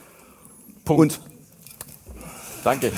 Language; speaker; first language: German; native; German